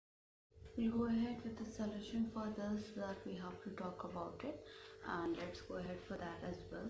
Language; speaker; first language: English; non-native, local second language; Hindi